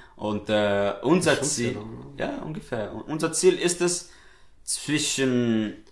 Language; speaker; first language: German; native; German